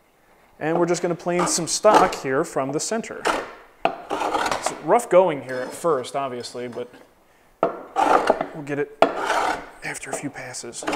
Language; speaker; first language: English; native; English